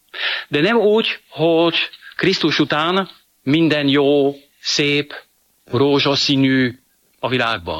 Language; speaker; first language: Hungarian; non-native, fluent; French